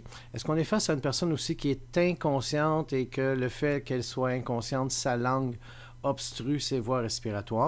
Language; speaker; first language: French; native; French